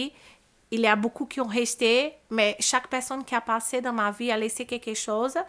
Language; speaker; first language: French; non-native, learner; Portuguese